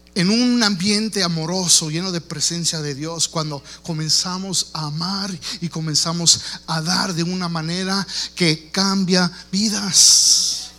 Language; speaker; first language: Spanish; early bilingual, heritage; Spanish